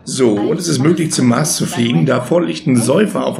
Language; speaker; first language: German; native; German